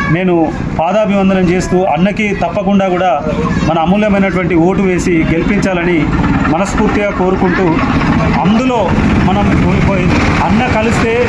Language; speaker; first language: Telugu; native; Telugu